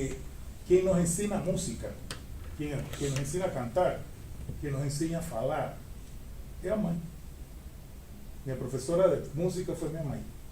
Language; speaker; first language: Portuguese; non-native, fluent; Spanish